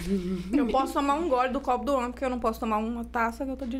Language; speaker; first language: Portuguese; native; Portuguese